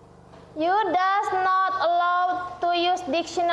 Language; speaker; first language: English; non-native, learner; Indonesian